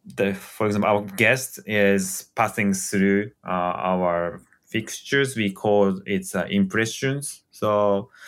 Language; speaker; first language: English; non-native, fluent; Japanese